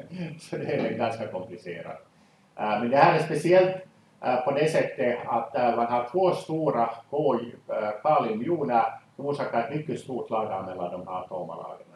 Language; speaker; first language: Swedish; native; Swedish